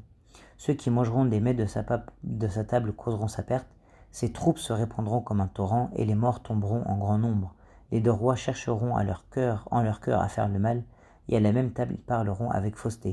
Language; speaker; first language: French; native; French